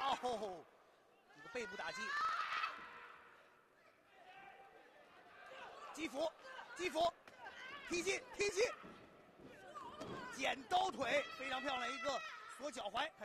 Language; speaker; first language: Chinese; native; Chinese